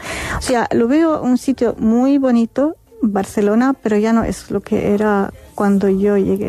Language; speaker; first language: Spanish; non-native, fluent; Arabic